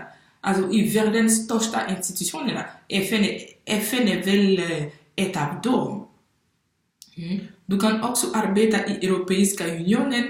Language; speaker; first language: Swedish; non-native, fluent; French